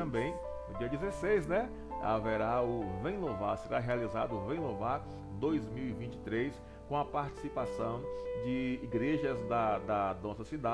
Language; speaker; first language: Portuguese; native; Portuguese